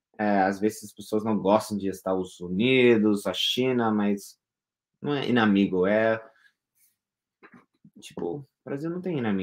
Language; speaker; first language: Portuguese; non-native, fluent; English